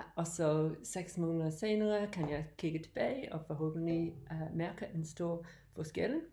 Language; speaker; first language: Danish; non-native, learner; English